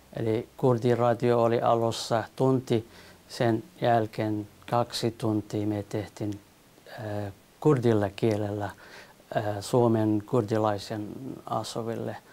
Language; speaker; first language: Finnish; non-native, learner; Kurdish